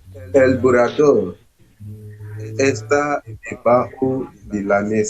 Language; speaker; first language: Spanish; non-native, learner; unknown